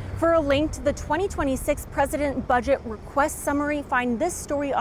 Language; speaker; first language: English; native; English